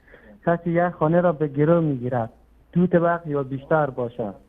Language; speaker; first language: Persian; native; Persian